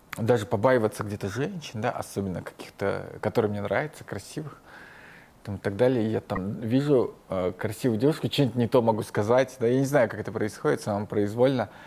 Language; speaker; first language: Russian; native; Russian